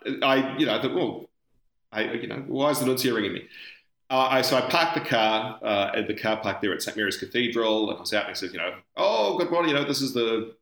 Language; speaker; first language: English; native; English